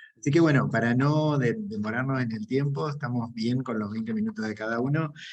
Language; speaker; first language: Spanish; native; Spanish